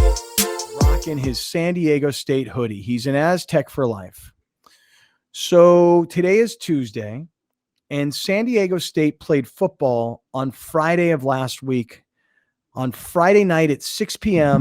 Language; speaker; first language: English; native; English